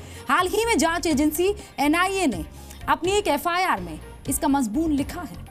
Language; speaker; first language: Hindi; native; Hindi